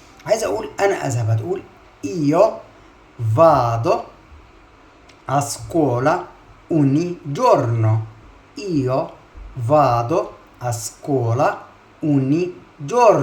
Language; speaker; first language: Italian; non-native, fluent; Arabic